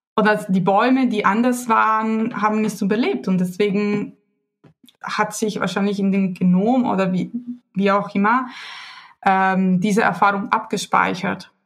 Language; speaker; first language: German; non-native, fluent; Italian